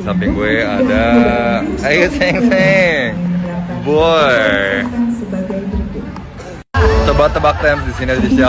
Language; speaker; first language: Indonesian; native; Indonesian